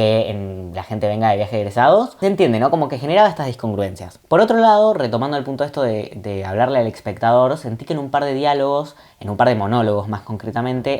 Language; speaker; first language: Spanish; native; Spanish